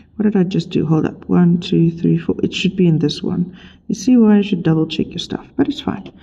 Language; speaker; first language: English; non-native, local second language; Afrikaans